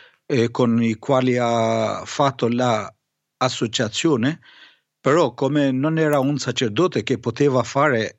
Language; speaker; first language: Italian; non-native, fluent; Albanian